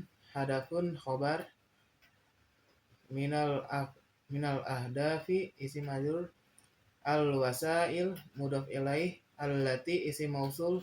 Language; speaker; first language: Arabic; non-native, learner; Indonesian